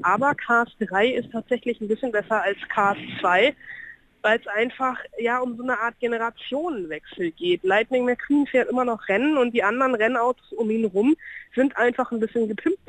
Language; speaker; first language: German; native; German